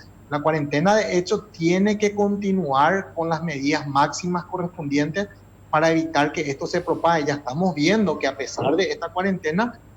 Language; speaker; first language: Spanish; native; Spanish